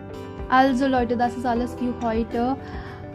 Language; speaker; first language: German; non-native, fluent; Hindi